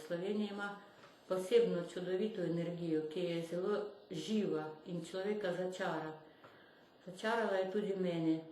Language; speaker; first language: Slovenian; non-native, fluent; Russian